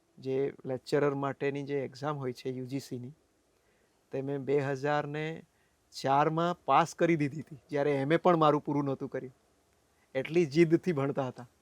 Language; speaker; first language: Gujarati; non-native, local second language; Bhili